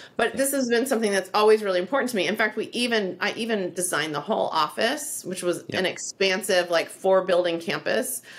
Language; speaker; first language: English; native; English